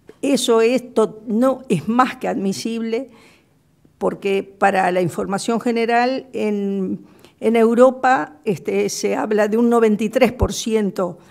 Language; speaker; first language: Spanish; native; Spanish